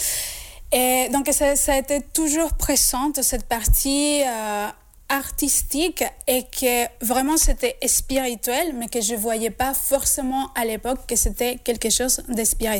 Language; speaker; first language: French; non-native, fluent; Spanish